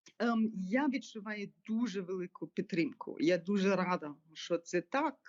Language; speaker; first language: Ukrainian; non-native, fluent; German